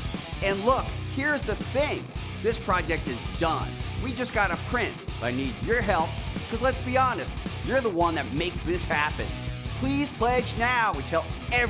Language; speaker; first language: English; native; English